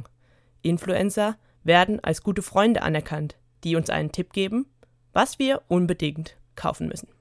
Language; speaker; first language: German; native; German